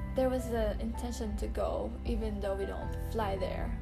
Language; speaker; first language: English; non-native, local second language; Bikol